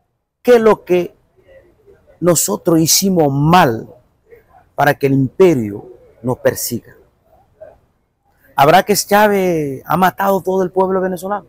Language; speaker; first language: Spanish; non-native, fluent; Bambara